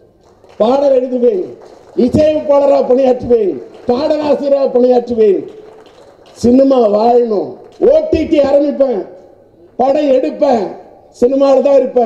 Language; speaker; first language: Tamil; native; Tamil